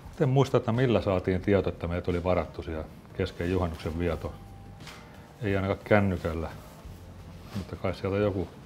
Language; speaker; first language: Finnish; native; Finnish